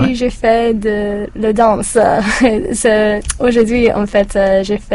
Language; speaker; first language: French; non-native, learner; English